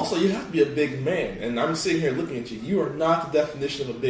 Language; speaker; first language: English; native; English